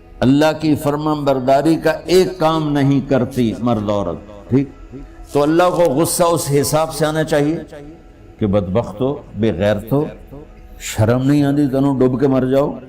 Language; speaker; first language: Urdu; non-native, local second language; Punjabi